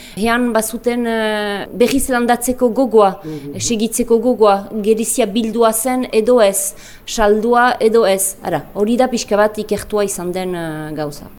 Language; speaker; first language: Basque; native; Basque